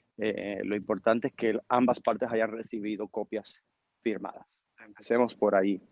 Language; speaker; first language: Spanish; early bilingual, heritage; Spanish